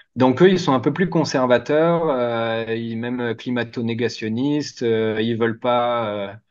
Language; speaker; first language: French; native; French